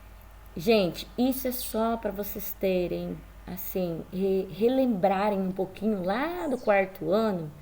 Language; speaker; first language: Portuguese; native; Portuguese